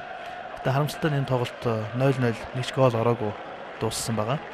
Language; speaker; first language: Mongolian; native; Mongolian